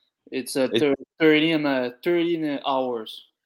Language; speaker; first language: English; non-native, learner; French